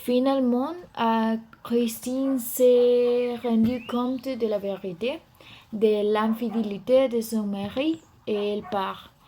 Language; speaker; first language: French; non-native, learner; Spanish